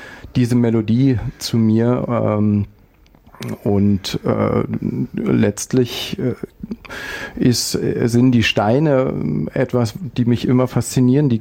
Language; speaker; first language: German; native; German